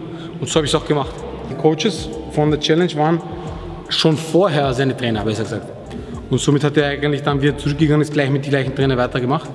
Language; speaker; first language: German; native; German